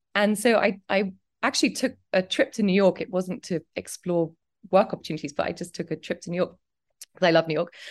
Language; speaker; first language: English; native; English